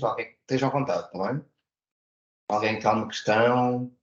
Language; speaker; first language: Portuguese; native; Portuguese